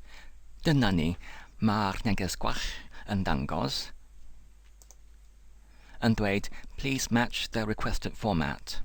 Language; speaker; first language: Welsh; non-native, fluent; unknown